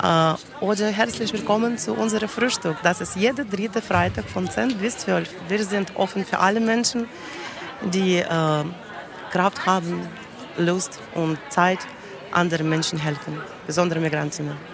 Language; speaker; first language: German; non-native, learner; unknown